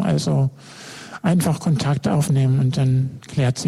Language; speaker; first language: German; native; German